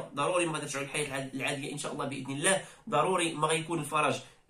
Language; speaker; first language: Arabic; native; Arabic